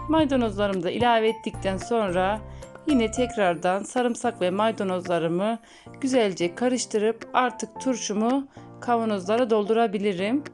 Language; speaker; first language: Turkish; native; Turkish